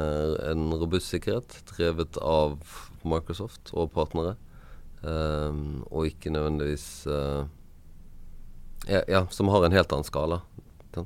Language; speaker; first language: Norwegian; native; Norwegian